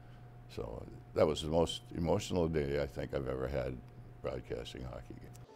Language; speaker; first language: English; native; English